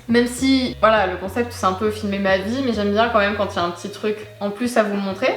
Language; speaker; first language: French; native; French